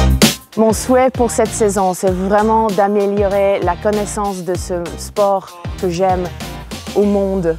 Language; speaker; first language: French; non-native, fluent; English